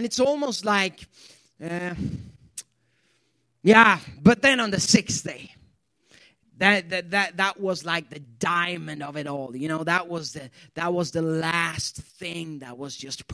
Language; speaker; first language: English; non-native, fluent; Swedish